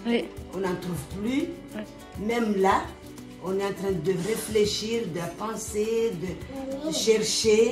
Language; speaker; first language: French; non-native, local second language; Comorian